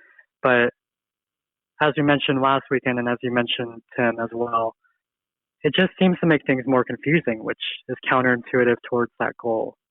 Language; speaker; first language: English; native; English